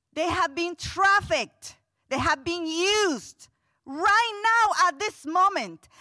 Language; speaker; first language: English; non-native, fluent; Spanish